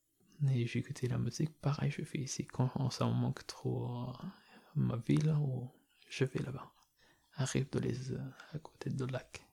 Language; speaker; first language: French; non-native, learner; Persian